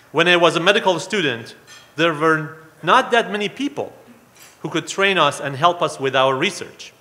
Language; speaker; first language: English; non-native, fluent; Persian